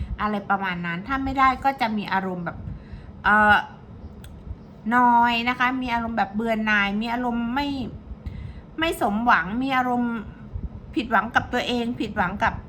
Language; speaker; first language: Thai; native; Thai